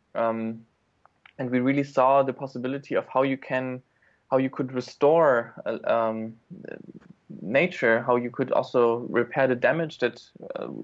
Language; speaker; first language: English; non-native, fluent; German